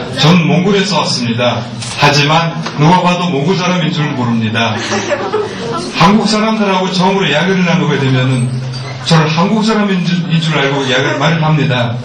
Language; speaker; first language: Korean; non-native, fluent; Mongolian